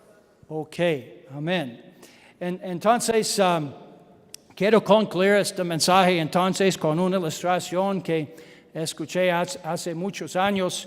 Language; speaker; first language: Spanish; non-native, learner; English